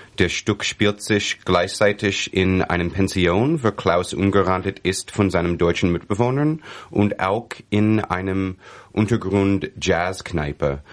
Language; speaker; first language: German; non-native, fluent; English